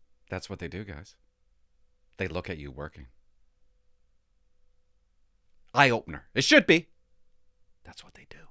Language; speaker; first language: English; native; English